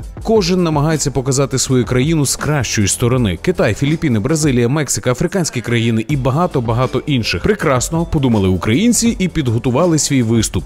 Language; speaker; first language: Ukrainian; native; Ukrainian